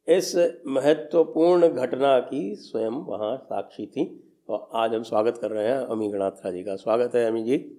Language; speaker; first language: Hindi; native; Hindi